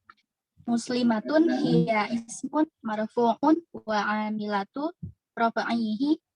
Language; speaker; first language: Arabic; non-native, learner; Indonesian